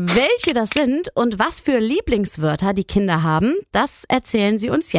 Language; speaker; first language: German; native; German